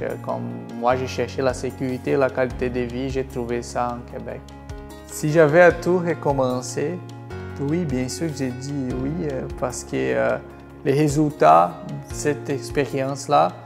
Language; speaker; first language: French; non-native, fluent; Portuguese